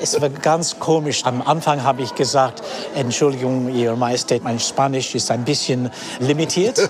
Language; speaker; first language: German; non-native, fluent; English